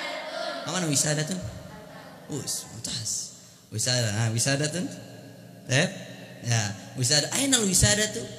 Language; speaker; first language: Arabic; non-native, fluent; Indonesian